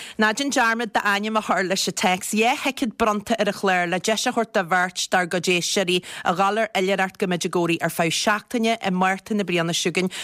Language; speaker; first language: Irish; native; Irish